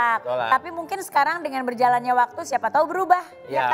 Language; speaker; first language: Indonesian; native; Indonesian